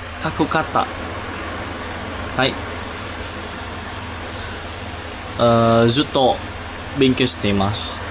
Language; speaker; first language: Japanese; non-native, learner; Indonesian